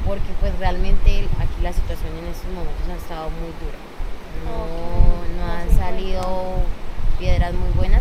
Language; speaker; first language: Spanish; native; Spanish